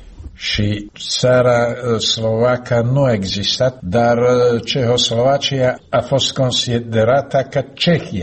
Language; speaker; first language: Romanian; non-native, learner; Slovak